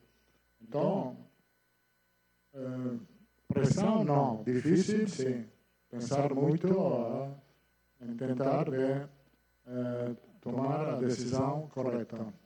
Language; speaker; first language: Spanish; non-native, fluent; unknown